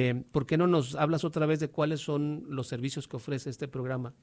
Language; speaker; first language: Spanish; native; Spanish